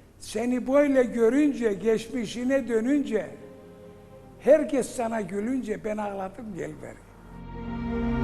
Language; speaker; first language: Turkish; early bilingual, heritage; Turkish